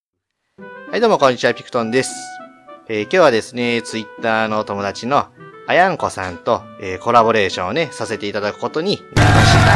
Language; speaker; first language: Japanese; native; Japanese